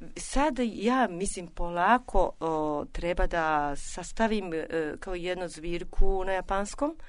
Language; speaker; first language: Serbian; non-native, fluent; Japanese